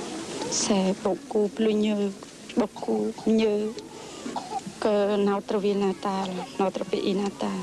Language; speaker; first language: French; non-native, local second language; Khmer